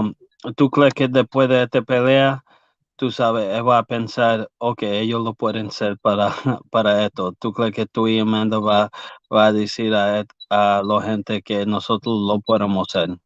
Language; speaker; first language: Spanish; early bilingual, heritage; English